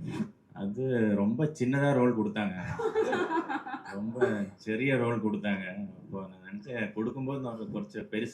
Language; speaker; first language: Tamil; non-native, local second language; Malayalam